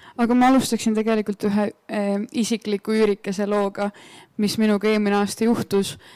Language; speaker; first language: Estonian; native; Estonian